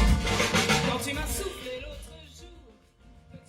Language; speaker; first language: French; native; French